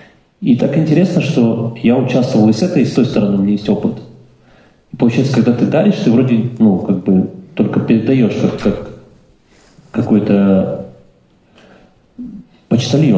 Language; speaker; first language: Russian; native; Russian